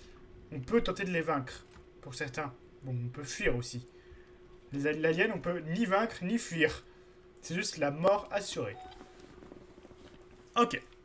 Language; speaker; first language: French; native; French